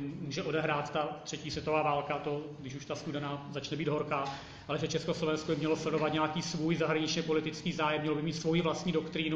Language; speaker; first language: Czech; native; Czech